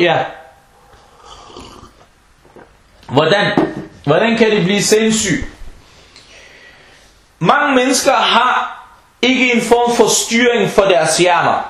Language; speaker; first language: Danish; early bilingual, other home language; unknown